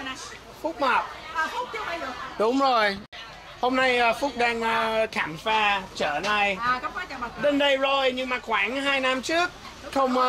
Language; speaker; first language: Vietnamese; non-native, learner; English